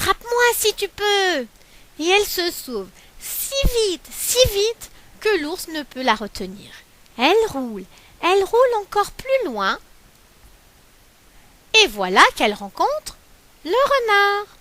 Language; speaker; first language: French; native; French